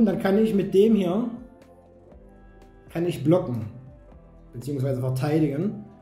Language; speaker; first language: German; native; German